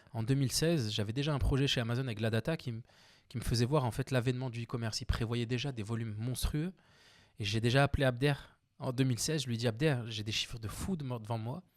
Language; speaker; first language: French; early bilingual, other home language; Arabic